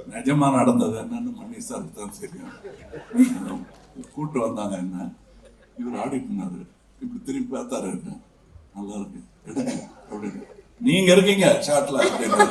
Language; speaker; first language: Tamil; native; Tamil